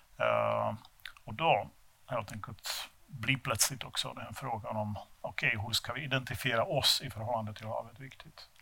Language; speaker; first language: Swedish; non-native, fluent; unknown